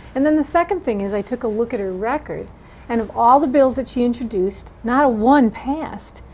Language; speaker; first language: English; native; English